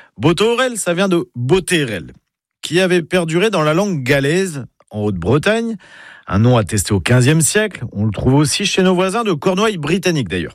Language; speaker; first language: French; native; French